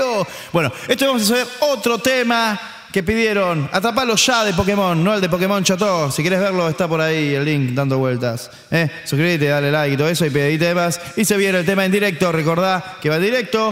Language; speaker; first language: Spanish; native; Spanish